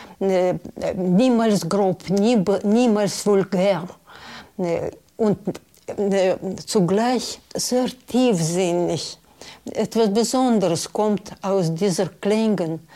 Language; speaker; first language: German; non-native, fluent; Russian